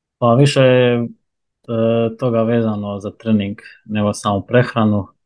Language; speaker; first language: Croatian; native; Croatian